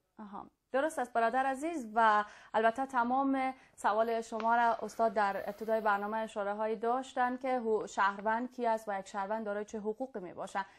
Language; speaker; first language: Persian; native; Persian